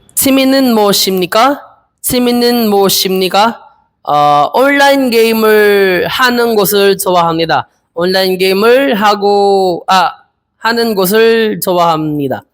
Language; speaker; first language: Korean; non-native, learner; Filipino